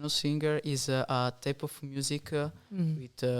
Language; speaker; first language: English; non-native, learner; Italian